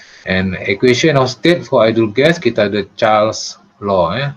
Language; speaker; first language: English; non-native, local second language; Malay